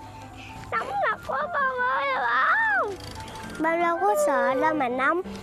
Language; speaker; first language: Vietnamese; native; Vietnamese